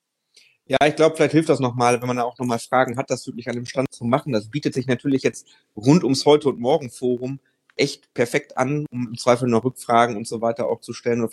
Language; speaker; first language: German; native; German